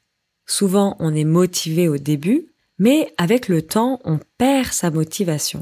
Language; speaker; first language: French; native; French